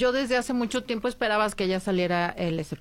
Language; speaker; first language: Spanish; native; Spanish